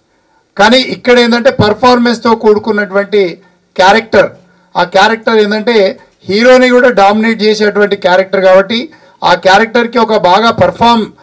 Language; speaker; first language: Telugu; native; Telugu